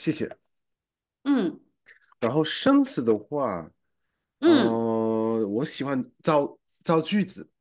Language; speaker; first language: Chinese; non-native, fluent; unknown